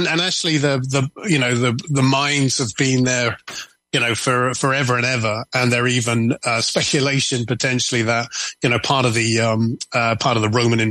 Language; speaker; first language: English; native; English